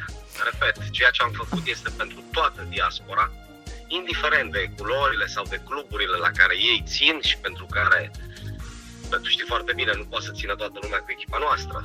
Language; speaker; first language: Romanian; native; Romanian